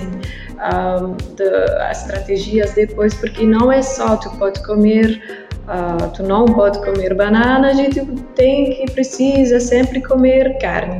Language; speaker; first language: Portuguese; non-native, learner; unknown